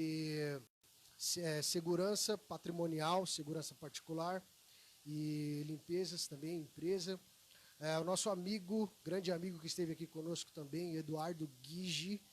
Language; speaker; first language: Portuguese; native; Portuguese